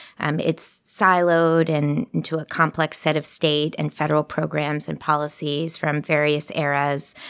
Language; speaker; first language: English; early bilingual, other home language; Spanish